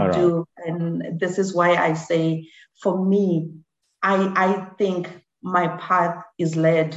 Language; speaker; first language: English; non-native, local second language; Shona